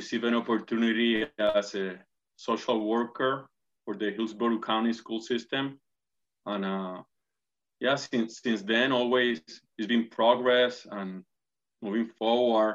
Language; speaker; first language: English; non-native, fluent; Spanish